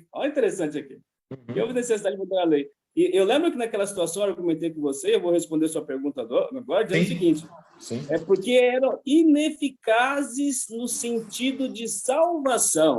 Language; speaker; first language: Portuguese; native; Portuguese